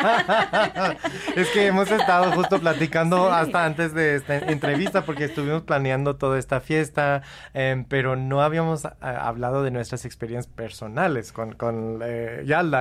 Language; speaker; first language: Spanish; early bilingual, heritage; Spanish